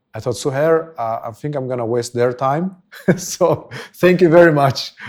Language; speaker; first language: English; non-native, fluent; Russian